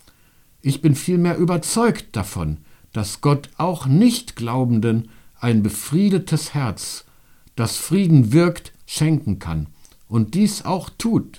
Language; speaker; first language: German; native; German